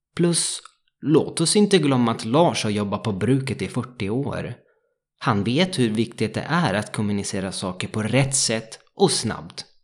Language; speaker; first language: Swedish; non-native, fluent; Italian